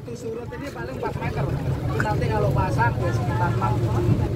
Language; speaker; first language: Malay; non-native, local second language; Javanese